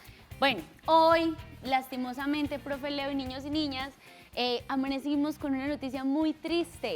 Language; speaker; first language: Spanish; native; Spanish